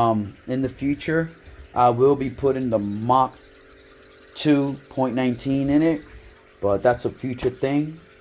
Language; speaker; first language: English; native; English